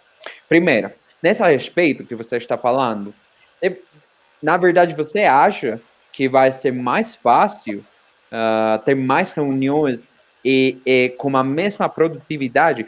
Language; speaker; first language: Portuguese; non-native, fluent; Spanish